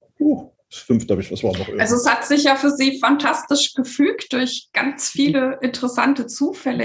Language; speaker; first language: German; native; German